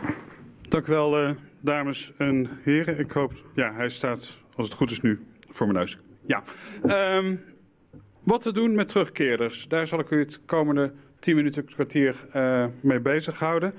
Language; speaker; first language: Dutch; native; Dutch